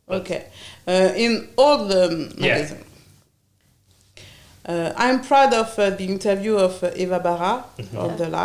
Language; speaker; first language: English; non-native, learner; French